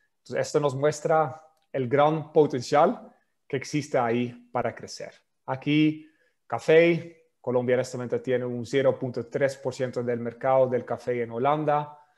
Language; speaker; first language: Spanish; non-native, fluent; Dutch